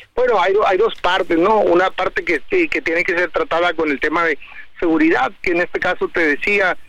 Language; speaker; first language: Spanish; native; Spanish